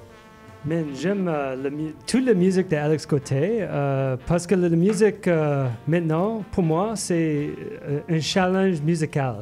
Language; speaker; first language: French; non-native, local second language; English